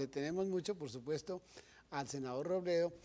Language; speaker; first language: Spanish; native; Spanish